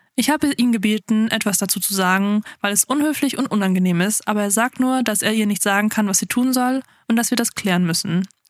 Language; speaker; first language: German; early bilingual, other home language; Afrikaans